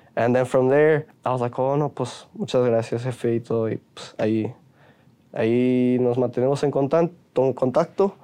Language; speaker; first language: Spanish; early bilingual, heritage; Spanish